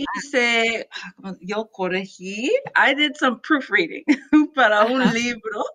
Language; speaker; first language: Spanish; non-native, learner; English